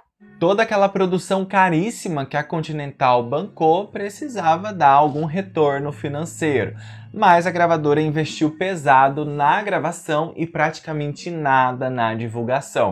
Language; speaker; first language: Portuguese; native; Portuguese